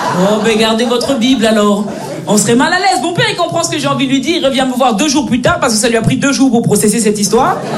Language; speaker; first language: French; native; French